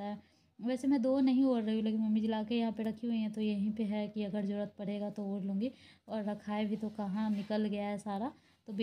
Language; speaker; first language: Hindi; native; Hindi